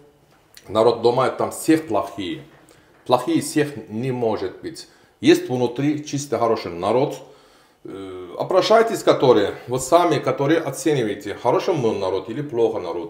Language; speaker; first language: Russian; non-native, learner; Turkish